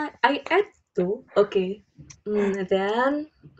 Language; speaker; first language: English; non-native, learner; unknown